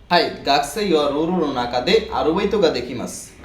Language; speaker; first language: Japanese; non-native, fluent; Bangla